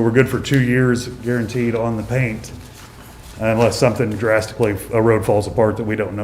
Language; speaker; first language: English; native; English